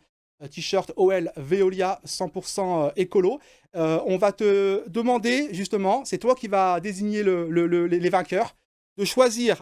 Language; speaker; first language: French; native; French